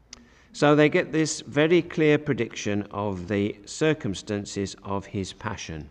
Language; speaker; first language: English; native; English